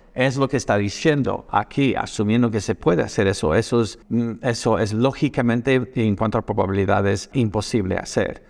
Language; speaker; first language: Spanish; non-native, fluent; English